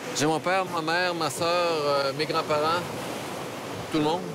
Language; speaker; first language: French; native; French